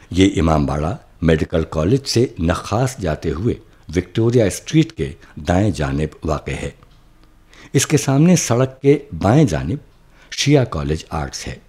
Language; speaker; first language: Urdu; native; Urdu